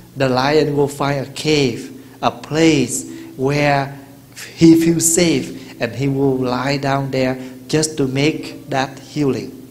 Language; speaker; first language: English; early bilingual, other home language; Vietnamese